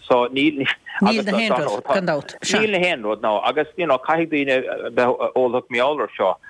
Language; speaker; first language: Irish; native; Irish